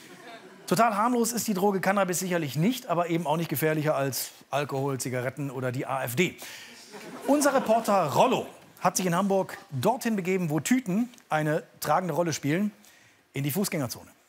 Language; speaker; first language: German; native; German